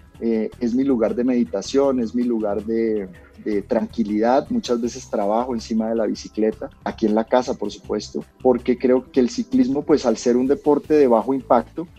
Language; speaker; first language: Spanish; native; Spanish